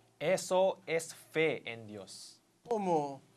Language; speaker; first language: Spanish; non-native, fluent; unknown